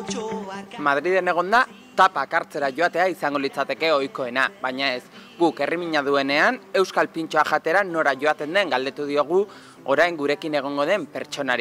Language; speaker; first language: Basque; native; Basque